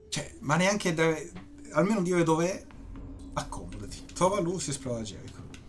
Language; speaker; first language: Italian; native; Italian